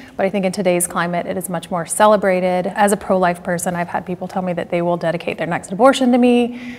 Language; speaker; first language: English; native; English